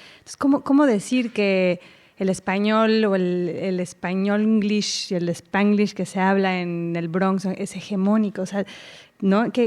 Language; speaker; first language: Spanish; native; Spanish